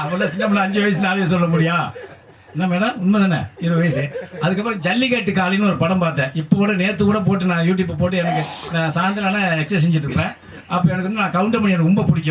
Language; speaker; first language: Tamil; native; Tamil